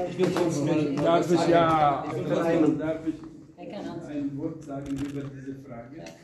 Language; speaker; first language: German; non-native, fluent; Arabic